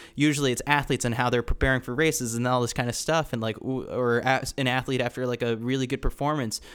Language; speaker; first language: English; native; English